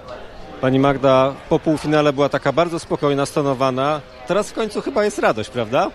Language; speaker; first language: Polish; native; Polish